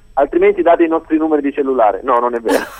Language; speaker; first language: Italian; native; Italian